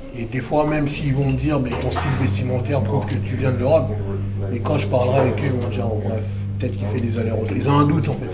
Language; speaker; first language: French; early bilingual, other home language; Lingala